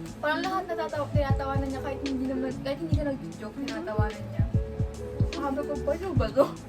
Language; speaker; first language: Filipino; native; Filipino